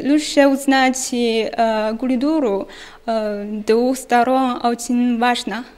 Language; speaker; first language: Russian; non-native, learner; Chinese